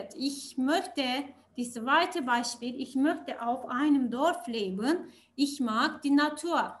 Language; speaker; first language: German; non-native, learner; Turkish